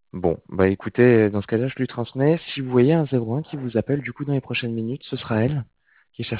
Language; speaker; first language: French; native; French